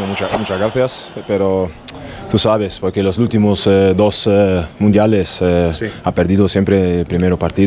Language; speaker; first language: Spanish; non-native, learner; German